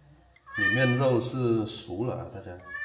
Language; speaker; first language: Chinese; non-native, learner; Vietnamese